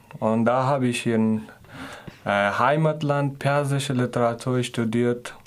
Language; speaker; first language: German; non-native, learner; Persian